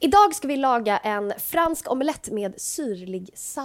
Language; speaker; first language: Swedish; native; Swedish